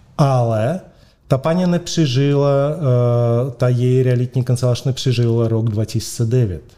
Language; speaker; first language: Czech; non-native, fluent; Russian